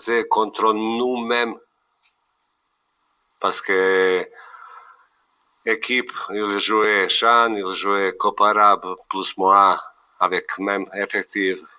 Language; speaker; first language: French; non-native, learner; Bosnian